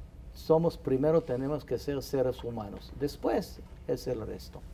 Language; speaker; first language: Spanish; non-native, fluent; Hebrew